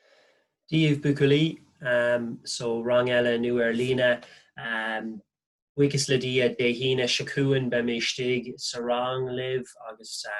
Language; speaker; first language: Irish; non-native, local second language; English